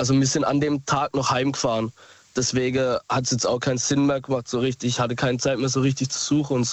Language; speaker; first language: German; native; German